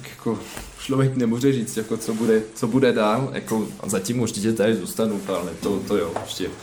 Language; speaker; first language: Czech; non-native, learner; French